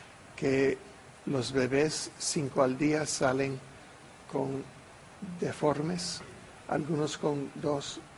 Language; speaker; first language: Spanish; non-native, fluent; English